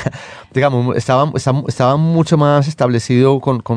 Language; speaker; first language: Spanish; native; Spanish